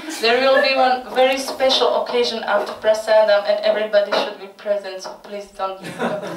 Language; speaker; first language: English; non-native, fluent; Slovak